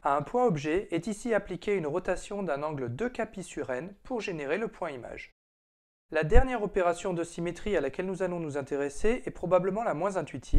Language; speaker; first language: French; native; French